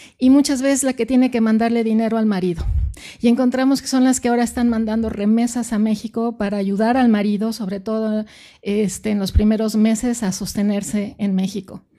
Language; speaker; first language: Spanish; native; Spanish